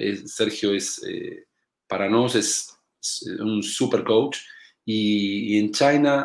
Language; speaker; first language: Portuguese; non-native, learner; Spanish